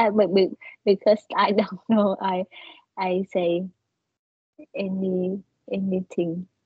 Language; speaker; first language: English; non-native, learner; Vietnamese